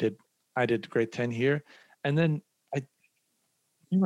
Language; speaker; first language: English; early bilingual, other home language; Somali